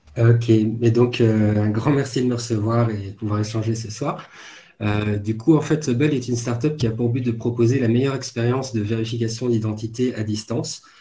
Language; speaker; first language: French; native; French